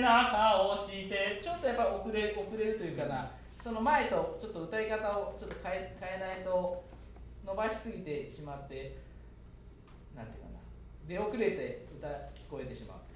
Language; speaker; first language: Japanese; native; Japanese